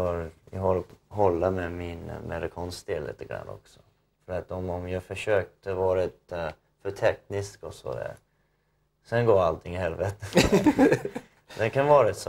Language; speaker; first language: Swedish; non-native, fluent; English